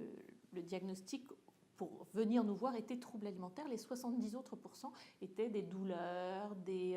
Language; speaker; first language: French; native; French